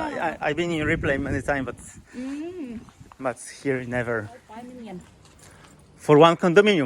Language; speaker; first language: English; non-native, learner; Polish